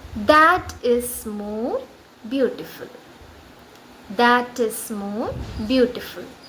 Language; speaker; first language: English; non-native, local second language; Malayalam